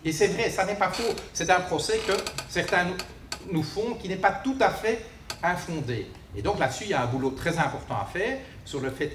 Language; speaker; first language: French; native; French